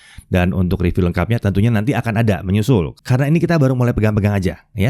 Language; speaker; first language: Indonesian; native; Indonesian